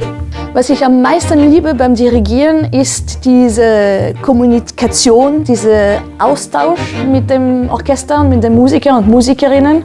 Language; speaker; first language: German; non-native, fluent; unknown